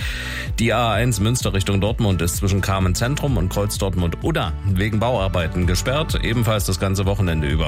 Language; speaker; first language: German; native; German